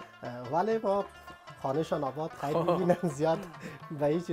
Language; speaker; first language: Persian; native; Persian